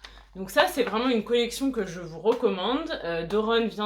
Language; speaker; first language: French; native; French